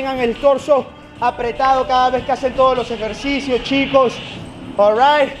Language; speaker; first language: Spanish; early bilingual, heritage; Spanish